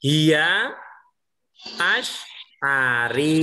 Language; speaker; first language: Arabic; non-native, learner; Indonesian